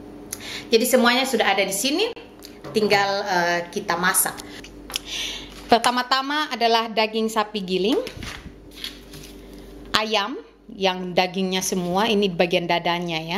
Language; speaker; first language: Indonesian; non-native, local second language; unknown